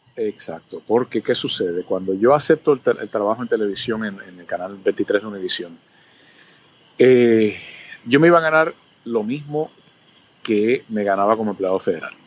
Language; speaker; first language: Spanish; early bilingual, other home language; English